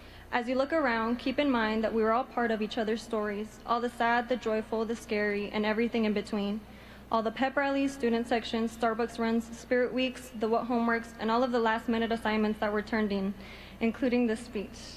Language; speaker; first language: English; early bilingual, other home language; Spanish